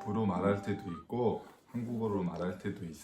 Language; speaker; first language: Korean; non-native, fluent; French